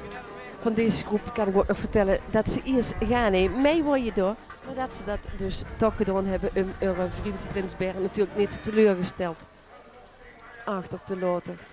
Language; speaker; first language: Dutch; native; Dutch